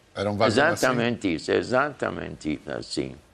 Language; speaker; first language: Portuguese; early bilingual, other home language; Hungarian